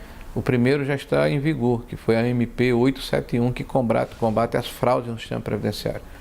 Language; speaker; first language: Portuguese; native; Portuguese